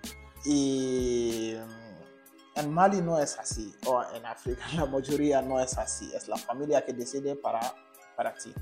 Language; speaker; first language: Spanish; non-native, learner; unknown